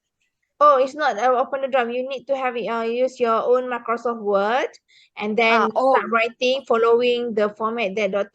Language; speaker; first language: English; non-native, local second language; Malay